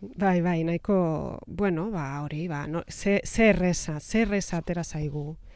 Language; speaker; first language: Basque; non-native, local second language; Catalan